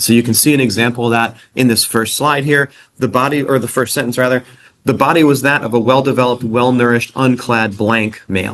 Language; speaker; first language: English; native; English